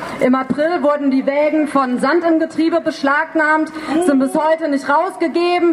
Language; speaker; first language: German; native; German